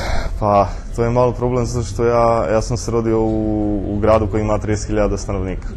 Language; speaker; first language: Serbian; non-native, fluent; Czech